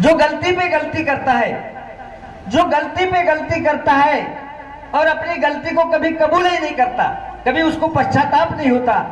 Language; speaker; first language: Hindi; non-native, local second language; Marathi